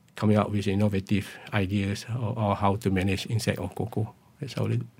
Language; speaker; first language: English; non-native, local second language; Malay